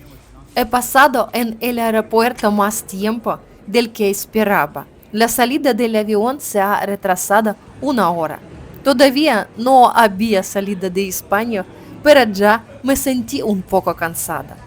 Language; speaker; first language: Spanish; non-native, learner; Ukrainian